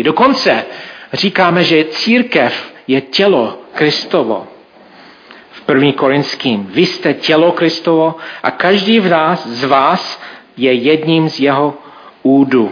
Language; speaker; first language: Czech; non-native, fluent; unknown